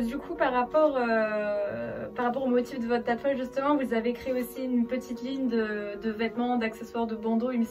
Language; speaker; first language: French; native; French